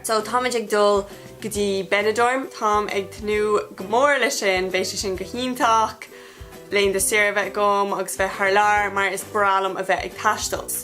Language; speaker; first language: Irish; non-native, local second language; English